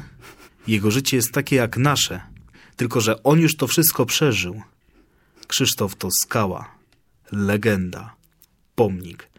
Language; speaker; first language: Polish; native; Polish